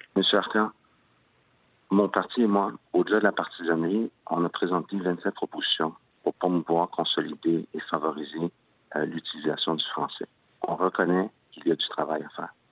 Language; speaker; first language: French; early bilingual, other home language; Spanish